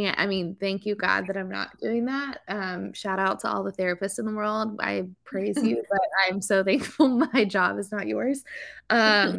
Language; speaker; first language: English; native; English